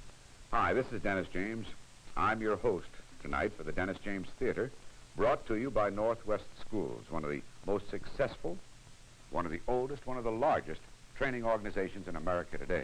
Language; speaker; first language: English; native; English